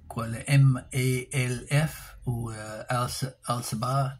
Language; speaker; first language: French; non-native, local second language; English